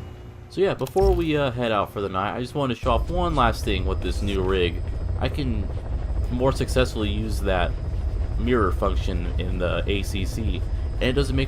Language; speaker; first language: English; native; English